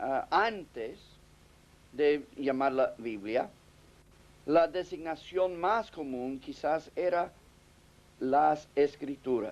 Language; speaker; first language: Spanish; non-native, fluent; English